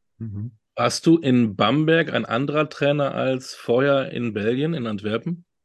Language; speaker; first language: German; native; German